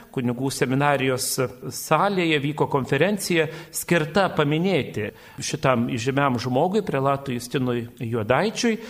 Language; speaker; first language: Lithuanian; native; Lithuanian